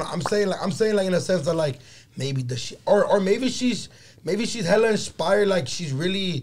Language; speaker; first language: English; early bilingual, other home language; Spanish